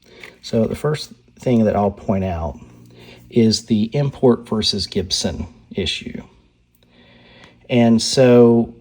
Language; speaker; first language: English; native; English